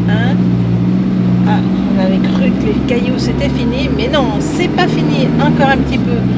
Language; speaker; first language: French; native; French